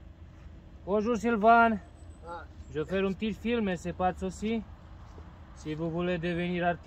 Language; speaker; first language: French; non-native, learner; Romanian